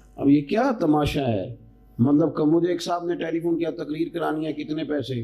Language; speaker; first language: Urdu; non-native, local second language; Punjabi